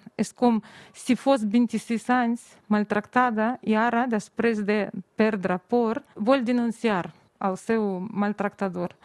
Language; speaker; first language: Catalan; non-native, fluent; Russian